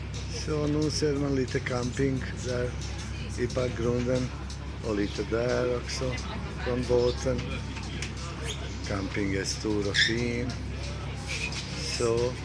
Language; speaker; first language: Swedish; non-native, fluent; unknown